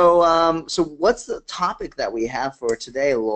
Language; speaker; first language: English; native; English